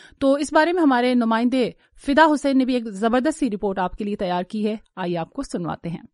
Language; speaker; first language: Urdu; non-native, local second language; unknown